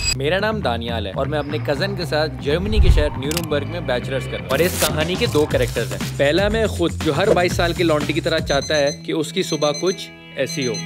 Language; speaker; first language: Urdu; native; Urdu